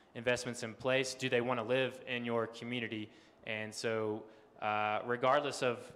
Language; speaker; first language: English; native; English